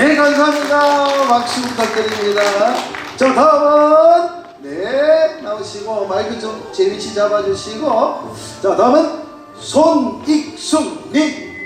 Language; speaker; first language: Korean; native; Korean